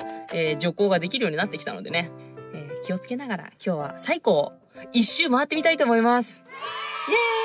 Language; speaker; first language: Japanese; native; Japanese